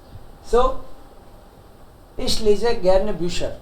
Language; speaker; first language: German; non-native, learner; Hindi